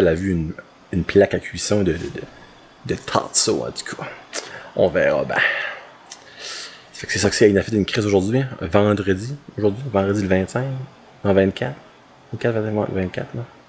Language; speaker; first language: French; native; French